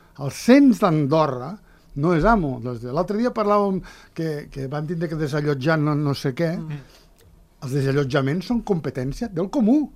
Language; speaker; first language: Catalan; native; Catalan